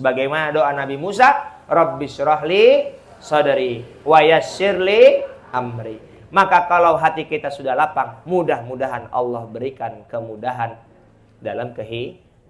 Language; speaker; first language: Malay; non-native, local second language; Javanese